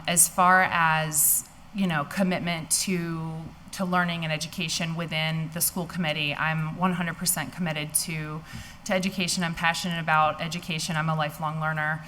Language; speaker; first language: English; native; English